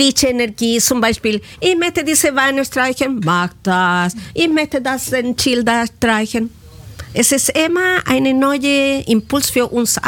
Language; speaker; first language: German; non-native, fluent; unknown